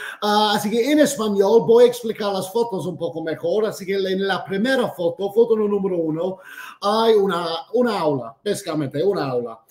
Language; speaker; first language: Spanish; non-native, fluent; English